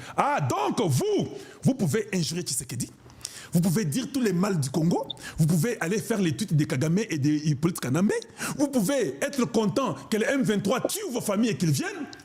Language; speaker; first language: French; non-native, local second language; Lingala